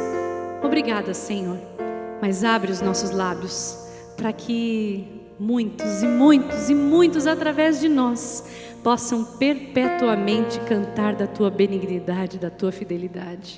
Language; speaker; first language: Portuguese; native; Portuguese